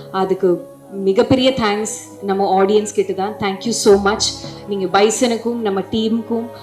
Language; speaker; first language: Tamil; non-native, fluent; Malayalam